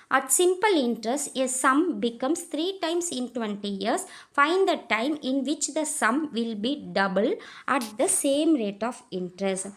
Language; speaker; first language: English; non-native, local second language; Tamil